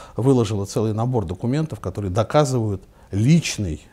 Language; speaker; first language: Russian; native; Russian